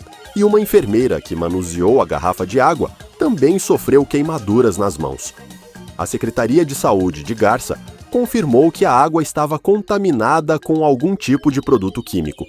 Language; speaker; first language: Portuguese; native; Portuguese